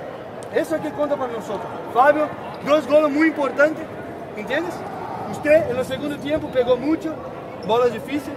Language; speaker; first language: Spanish; non-native, learner; Portuguese